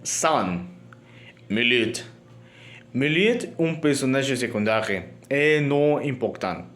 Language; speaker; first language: French; non-native, learner; Spanish